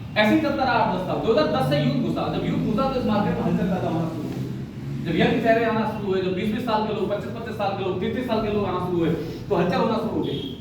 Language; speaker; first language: Hindi; native; Hindi